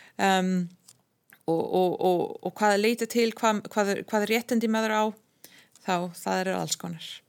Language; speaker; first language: Icelandic; non-native, fluent; English